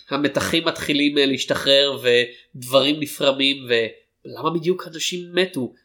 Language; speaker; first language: Hebrew; native; Hebrew